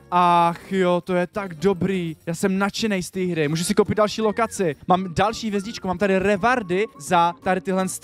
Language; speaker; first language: Czech; native; Czech